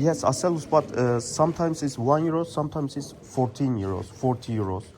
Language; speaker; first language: English; non-native, learner; Turkish